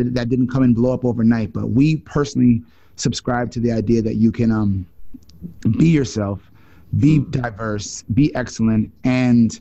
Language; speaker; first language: English; native; English